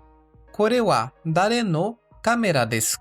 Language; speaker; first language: Japanese; non-native, fluent; Portuguese